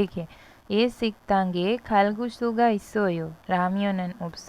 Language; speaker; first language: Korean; non-native, fluent; Hindi